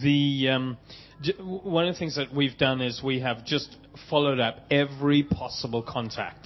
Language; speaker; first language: English; native; English